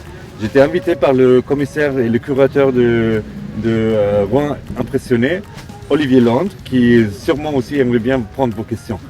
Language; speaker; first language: French; non-native, fluent; German